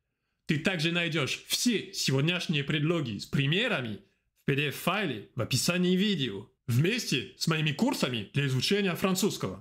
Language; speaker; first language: Russian; non-native, fluent; French